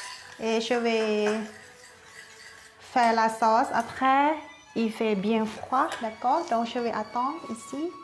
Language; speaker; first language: French; non-native, learner; Thai